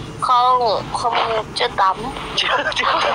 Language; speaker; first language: Vietnamese; non-native, learner; Indonesian